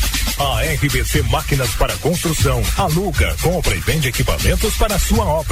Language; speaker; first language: Portuguese; native; Portuguese